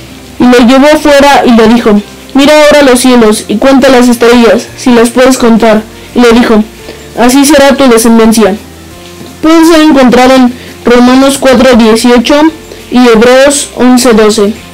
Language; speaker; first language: Spanish; native; Spanish